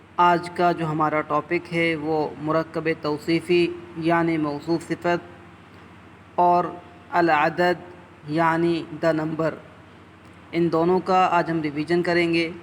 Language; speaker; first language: Urdu; native; Urdu